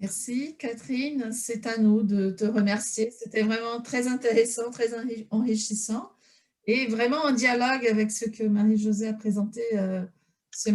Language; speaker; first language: French; non-native, fluent; Portuguese